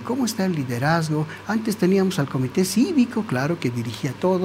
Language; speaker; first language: Spanish; native; Spanish